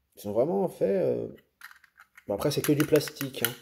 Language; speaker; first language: French; native; French